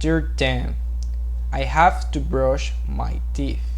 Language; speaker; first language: English; non-native, learner; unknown